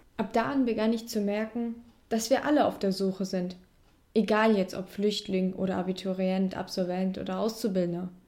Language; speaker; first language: German; native; German